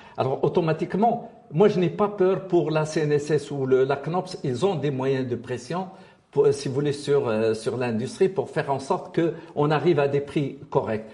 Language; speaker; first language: French; non-native, local second language; Arabic